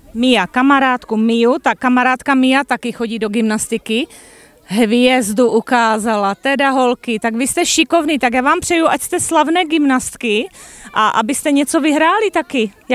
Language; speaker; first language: Czech; native; Czech